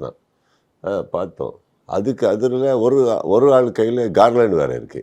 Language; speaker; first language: Tamil; non-native, learner; Kannada